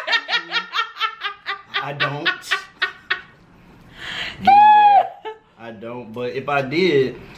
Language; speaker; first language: English; native; English